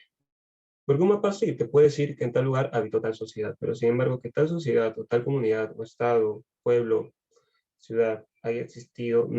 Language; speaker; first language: Spanish; native; Spanish